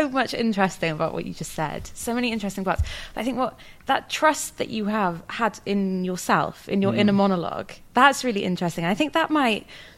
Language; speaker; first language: English; native; English